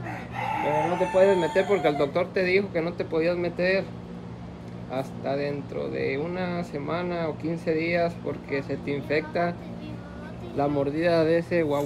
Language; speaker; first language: Spanish; native; Spanish